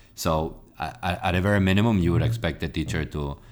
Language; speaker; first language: English; non-native, fluent; Spanish